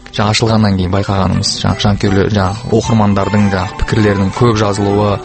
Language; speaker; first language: Kazakh; native; Kazakh